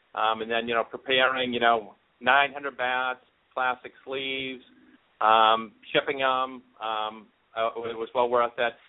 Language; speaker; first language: English; native; English